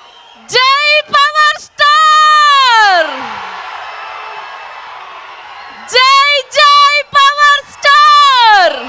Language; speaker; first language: Telugu; native; Telugu